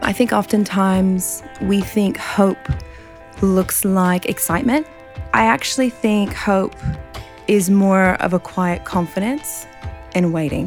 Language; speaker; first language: English; native; English